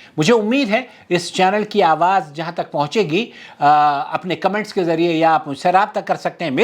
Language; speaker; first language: Urdu; native; Urdu